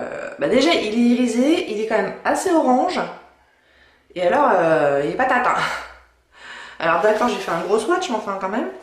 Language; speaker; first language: French; native; French